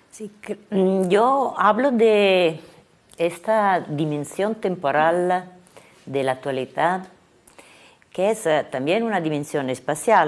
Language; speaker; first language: Spanish; non-native, fluent; Italian